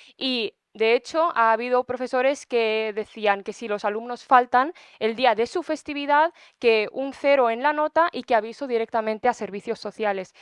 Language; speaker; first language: Spanish; early bilingual, other home language; Arabic